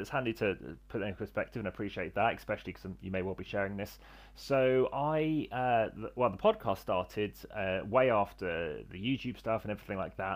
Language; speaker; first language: English; native; English